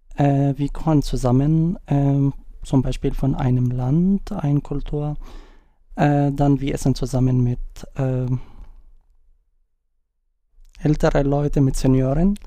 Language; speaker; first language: German; non-native, learner; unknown